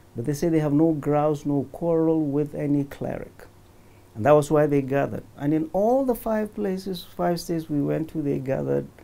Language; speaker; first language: English; non-native, local second language; Hausa